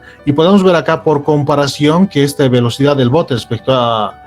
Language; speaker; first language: Spanish; native; Spanish